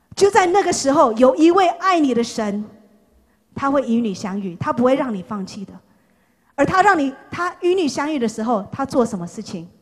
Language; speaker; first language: Chinese; non-native, fluent; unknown